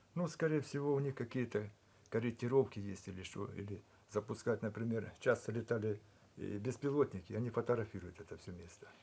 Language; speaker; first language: Russian; native; Russian